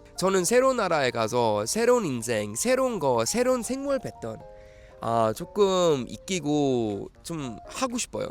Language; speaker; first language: Korean; non-native, fluent; Swedish